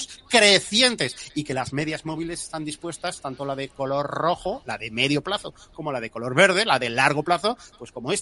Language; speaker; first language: Spanish; native; Spanish